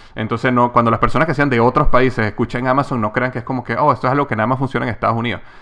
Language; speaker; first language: Spanish; native; Spanish